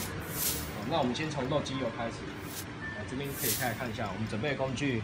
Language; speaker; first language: Chinese; native; Chinese